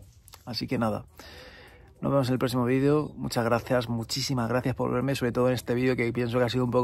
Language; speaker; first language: Spanish; native; Spanish